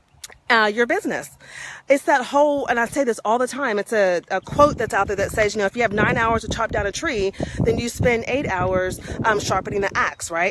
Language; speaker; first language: English; native; English